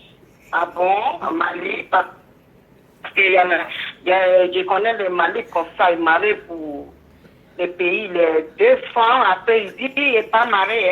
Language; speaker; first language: French; non-native, learner; Bini